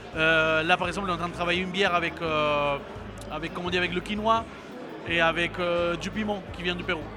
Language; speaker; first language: French; non-native, fluent; Spanish